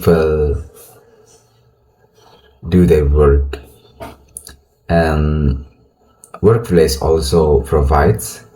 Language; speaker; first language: English; non-native, learner; Indonesian